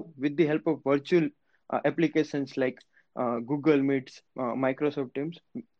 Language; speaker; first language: English; non-native, local second language; Gujarati